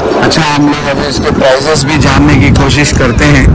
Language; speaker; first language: Hindi; native; Hindi